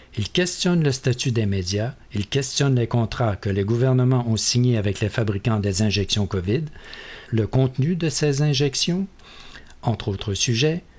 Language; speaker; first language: French; native; French